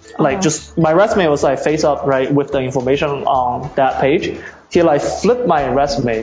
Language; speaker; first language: English; early bilingual, other home language; Chinese